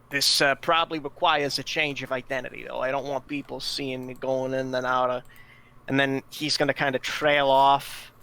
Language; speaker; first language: English; native; English